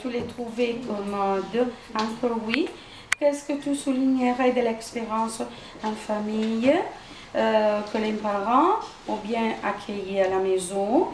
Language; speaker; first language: French; non-native, fluent; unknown